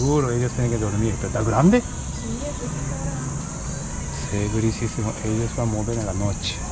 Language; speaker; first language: Spanish; non-native, learner; Japanese